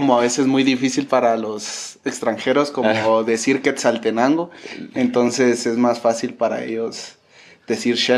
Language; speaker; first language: Spanish; native; Spanish